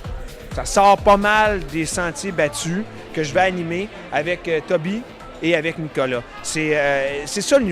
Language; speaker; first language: French; native; French